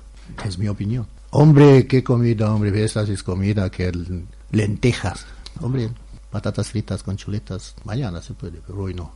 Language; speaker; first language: Spanish; non-native, learner; Romanian